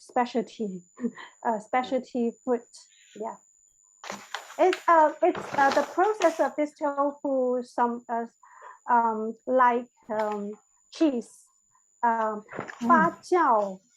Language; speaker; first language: English; non-native, learner; Chinese